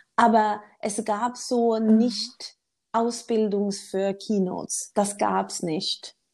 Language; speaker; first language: German; non-native, fluent; Swedish